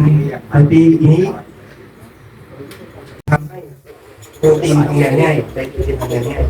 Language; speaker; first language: Indonesian; non-native, learner; Thai